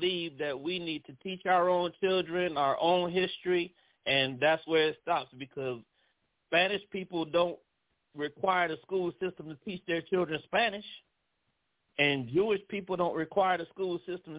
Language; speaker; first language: English; native; English